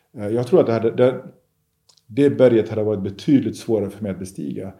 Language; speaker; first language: Swedish; early bilingual, other home language; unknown